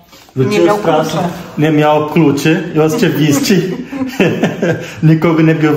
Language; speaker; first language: Polish; non-native, learner; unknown